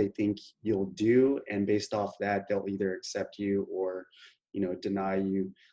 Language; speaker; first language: English; native; English